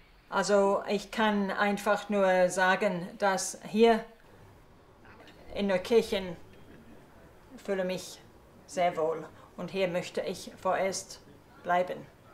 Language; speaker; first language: German; early bilingual, heritage; German